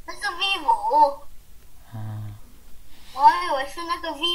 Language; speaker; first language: Chinese; early bilingual, heritage; Chinese